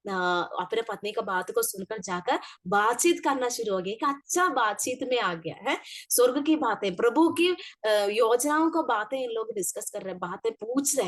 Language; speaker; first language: Hindi; non-native, local second language; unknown